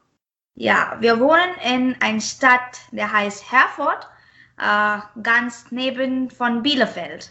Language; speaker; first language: German; non-native, fluent; Marathi